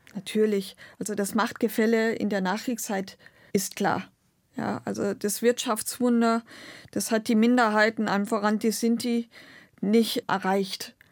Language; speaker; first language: German; non-native, local second language; Romany